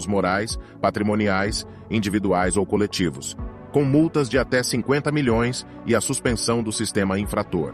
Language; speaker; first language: Portuguese; native; Portuguese